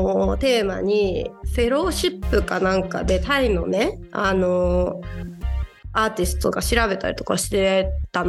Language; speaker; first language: Japanese; native; Japanese